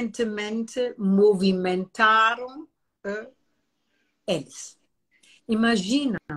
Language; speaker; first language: Portuguese; non-native, fluent; German